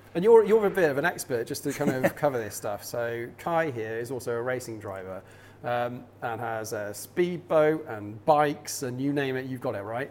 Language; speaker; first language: English; native; English